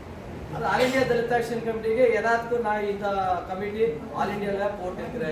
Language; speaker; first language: Tamil; non-native, learner; Kannada